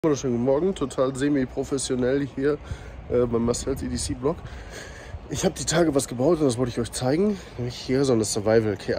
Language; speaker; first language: German; native; German